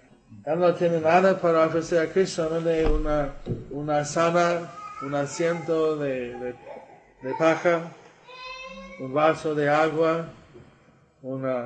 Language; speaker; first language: Spanish; non-native, learner; English